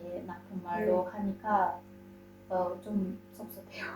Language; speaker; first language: Korean; non-native, fluent; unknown